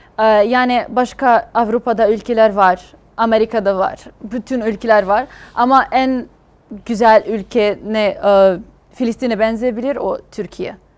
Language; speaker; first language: Turkish; non-native, fluent; Arabic